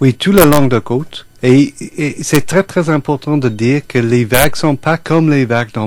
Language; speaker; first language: French; non-native, fluent; English